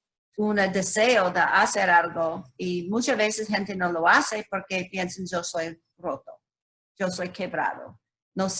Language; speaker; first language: Spanish; non-native, learner; English